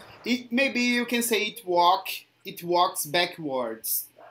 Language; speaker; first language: English; non-native, fluent; Portuguese